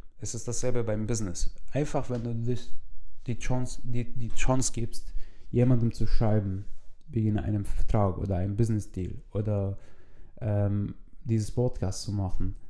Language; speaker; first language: German; non-native, fluent; Arabic